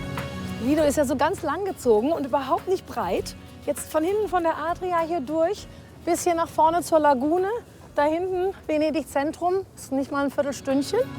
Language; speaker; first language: German; native; German